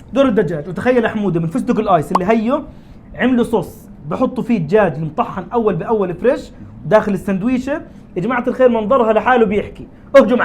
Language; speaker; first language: Arabic; native; Arabic